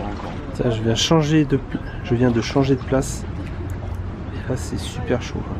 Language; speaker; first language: French; native; French